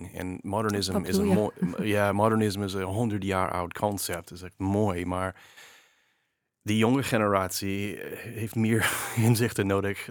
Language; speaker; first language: Dutch; non-native, fluent; English